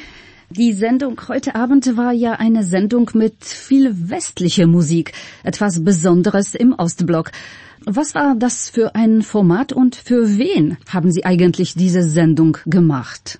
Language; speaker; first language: German; non-native, fluent; Polish